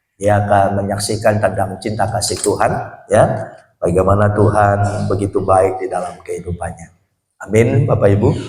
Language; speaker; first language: Indonesian; native; Indonesian